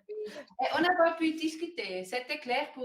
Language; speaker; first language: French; non-native, learner; German